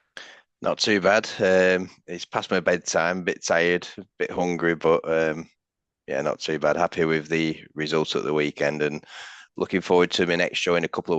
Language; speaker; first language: English; native; English